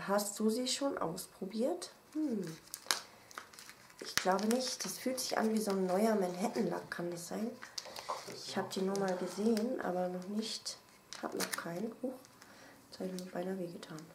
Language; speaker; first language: German; native; German